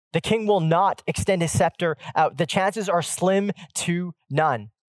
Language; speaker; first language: English; native; English